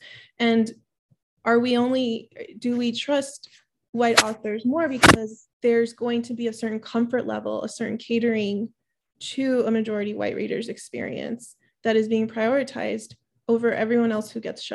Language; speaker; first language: English; early bilingual, other home language; Spanish